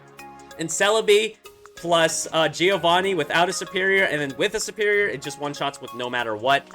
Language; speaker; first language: English; native; English